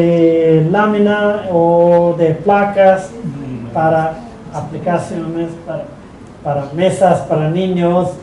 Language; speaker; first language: Spanish; non-native, fluent; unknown